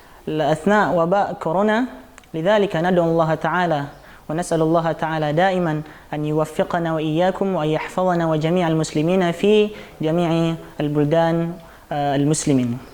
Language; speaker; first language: Arabic; non-native, fluent; Indonesian